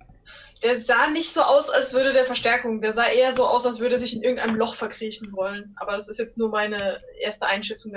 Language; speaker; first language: German; native; German